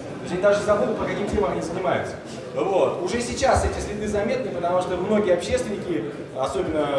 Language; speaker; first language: Russian; native; Russian